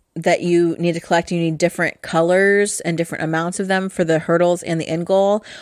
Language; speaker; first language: English; native; English